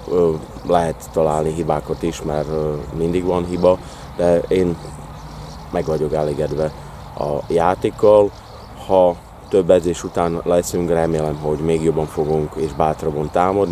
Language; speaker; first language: Hungarian; non-native, fluent; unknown